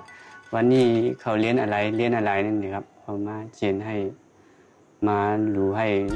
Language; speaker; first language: Thai; non-native, learner; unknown